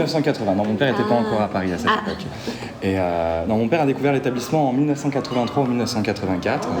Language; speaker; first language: French; native; French